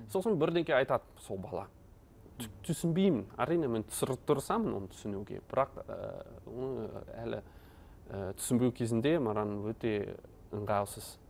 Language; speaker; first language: Kazakh; non-native, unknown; Dutch